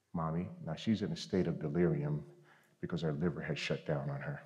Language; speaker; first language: English; native; English